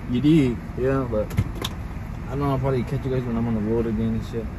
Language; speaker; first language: English; early bilingual, other home language; Spanish